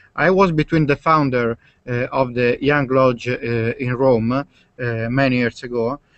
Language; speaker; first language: English; non-native, learner; Italian